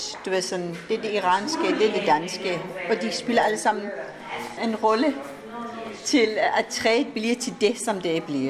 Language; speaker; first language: Danish; non-native, fluent; Persian